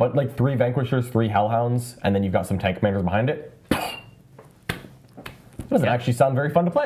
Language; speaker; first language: English; native; English